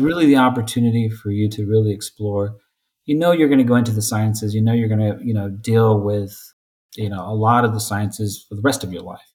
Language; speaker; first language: English; native; English